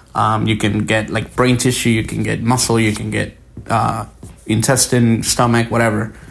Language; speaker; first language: English; early bilingual, other home language; Spanish